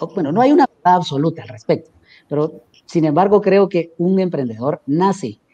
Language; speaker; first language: Spanish; native; Spanish